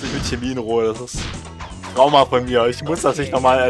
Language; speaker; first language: German; native; German